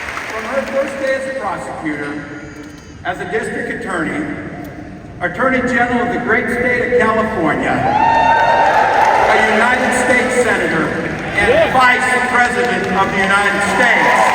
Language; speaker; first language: English; native; English